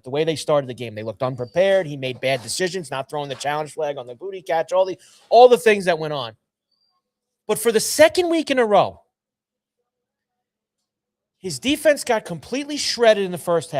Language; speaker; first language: English; native; English